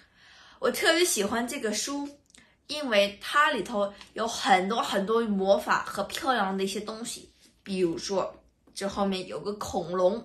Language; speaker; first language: Chinese; early bilingual, other home language; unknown